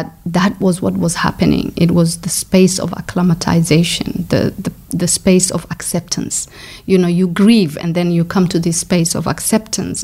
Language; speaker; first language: English; non-native, local second language; Somali